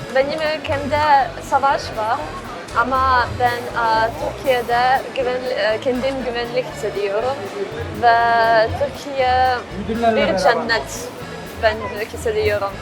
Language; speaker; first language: Turkish; non-native, learner; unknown